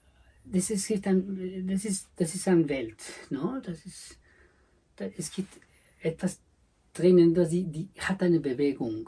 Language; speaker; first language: German; non-native, learner; Spanish